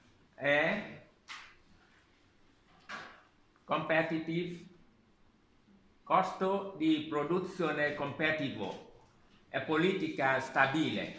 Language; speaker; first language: Italian; non-native, learner; Vietnamese